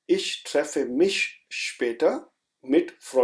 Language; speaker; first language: German; non-native, fluent; Urdu